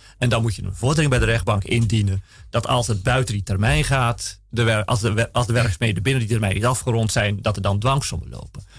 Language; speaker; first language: Dutch; native; Dutch